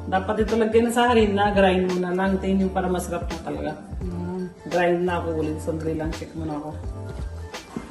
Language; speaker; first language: Filipino; non-native, learner; Punjabi